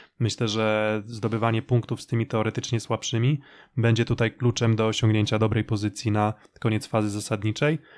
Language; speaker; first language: Polish; native; Polish